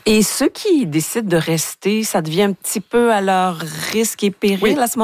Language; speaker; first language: French; native; French